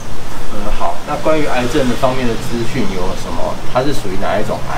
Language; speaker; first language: Chinese; native; Chinese